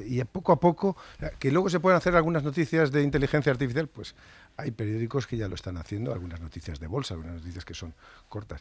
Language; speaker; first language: Spanish; native; Spanish